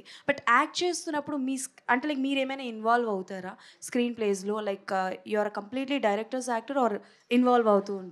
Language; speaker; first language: Telugu; native; Telugu